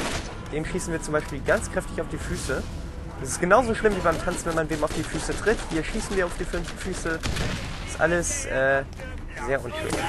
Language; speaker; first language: German; native; German